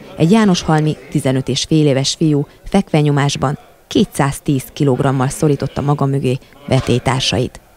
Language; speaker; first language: Hungarian; native; Hungarian